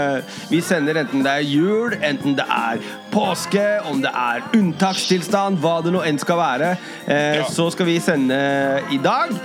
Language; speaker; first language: Norwegian; native; Norwegian